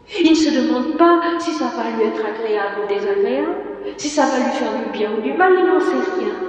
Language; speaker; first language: French; native; French